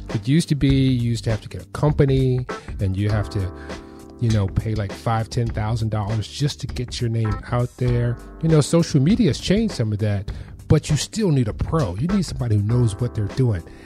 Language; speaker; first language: English; native; English